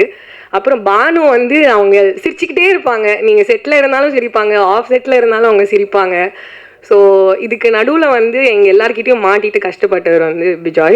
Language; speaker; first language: Tamil; native; Tamil